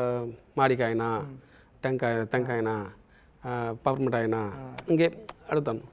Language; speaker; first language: Telugu; non-native, learner; Tamil